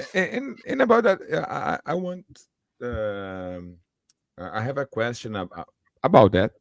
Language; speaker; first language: English; non-native, learner; Portuguese